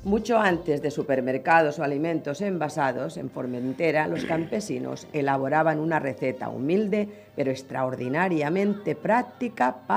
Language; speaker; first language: Spanish; non-native, local second language; Catalan